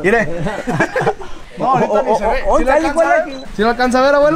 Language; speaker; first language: Spanish; early bilingual, heritage; Spanish